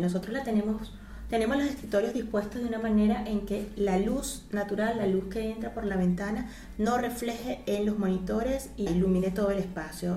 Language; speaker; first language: Spanish; native; Spanish